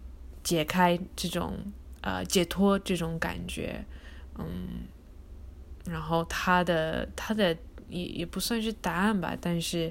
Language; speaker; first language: Chinese; early bilingual, heritage; Chinese